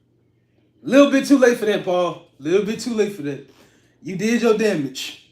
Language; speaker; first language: English; native; English